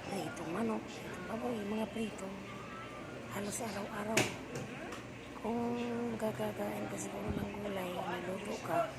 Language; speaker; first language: Filipino; non-native, local second language; Cebuano